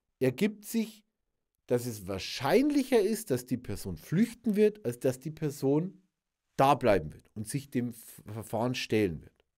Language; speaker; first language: German; native; German